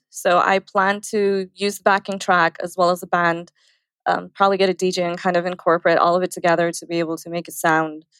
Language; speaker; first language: English; early bilingual, other home language; Arabic